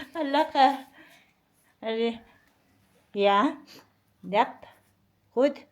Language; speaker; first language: Dutch; non-native, learner; Filipino